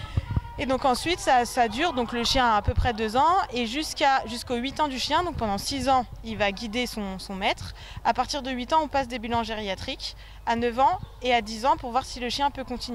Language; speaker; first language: French; native; French